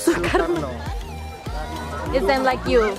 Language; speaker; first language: English; non-native, learner; Indonesian